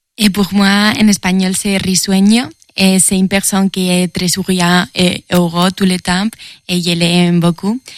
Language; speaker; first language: French; non-native, learner; Spanish